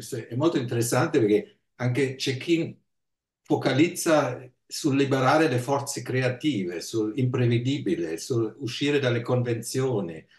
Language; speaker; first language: Italian; non-native, fluent; German